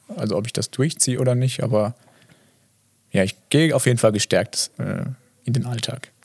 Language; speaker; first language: German; native; German